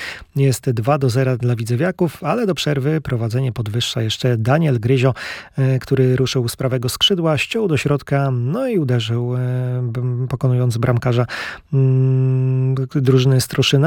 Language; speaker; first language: Polish; native; Polish